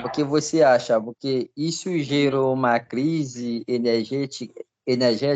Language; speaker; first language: Portuguese; non-native, fluent; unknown